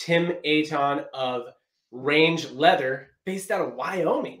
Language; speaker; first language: English; native; English